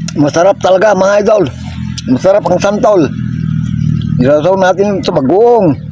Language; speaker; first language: Filipino; non-native, local second language; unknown